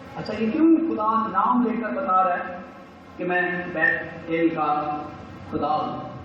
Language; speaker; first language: Urdu; non-native, local second language; Punjabi